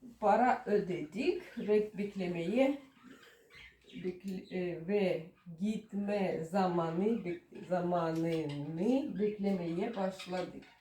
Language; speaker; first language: Turkish; non-native, learner; Russian